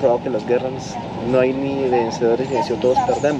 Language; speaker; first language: Spanish; native; Spanish